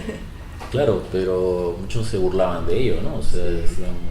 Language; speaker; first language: Spanish; native; Spanish